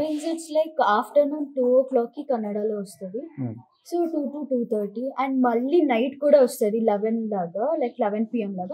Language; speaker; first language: Telugu; non-native, local second language; Kannada